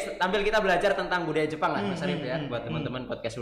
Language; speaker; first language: Indonesian; native; Indonesian